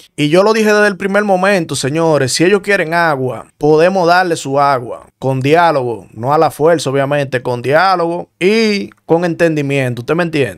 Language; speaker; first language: Spanish; native; Spanish